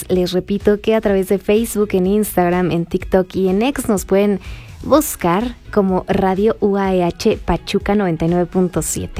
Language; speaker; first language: Spanish; native; Spanish